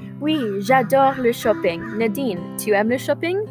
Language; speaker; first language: French; non-native, learner; English